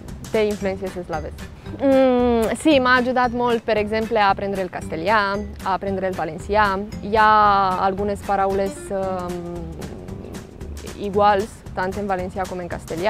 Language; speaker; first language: Catalan; non-native, fluent; Romanian